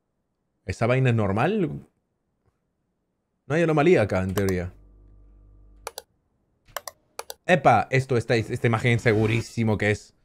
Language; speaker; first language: Spanish; native; Spanish